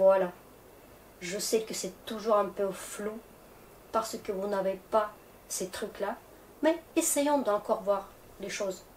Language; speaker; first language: French; non-native, fluent; Russian